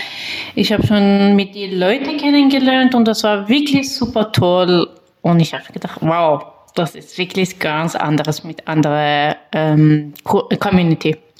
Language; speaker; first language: German; non-native, learner; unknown